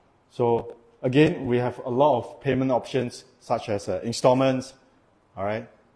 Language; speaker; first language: English; non-native, local second language; Chinese